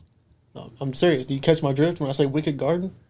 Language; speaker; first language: English; native; English